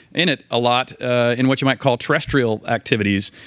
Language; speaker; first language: English; native; English